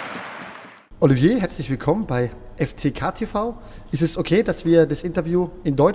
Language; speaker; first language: German; native; German